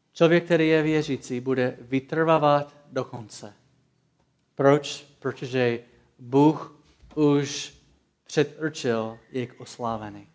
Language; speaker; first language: Czech; non-native, fluent; English